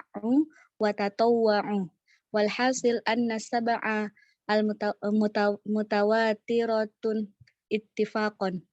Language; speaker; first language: Arabic; non-native, learner; Indonesian